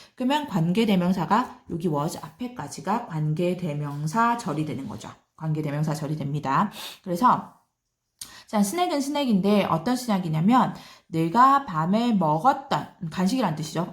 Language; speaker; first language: Korean; native; Korean